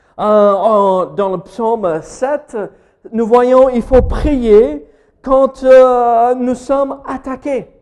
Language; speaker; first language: French; non-native, fluent; English